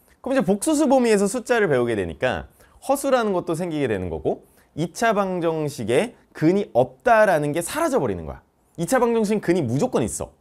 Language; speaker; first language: Korean; native; Korean